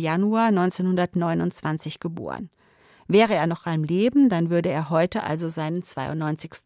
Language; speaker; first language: German; native; German